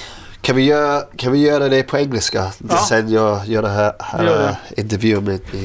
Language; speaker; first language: Swedish; non-native, learner; English